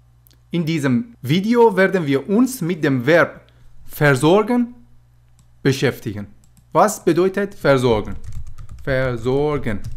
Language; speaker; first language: German; non-native, fluent; Persian